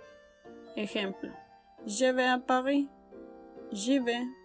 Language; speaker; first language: French; non-native, fluent; Spanish